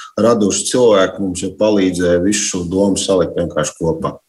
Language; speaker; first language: Latvian; native; Latvian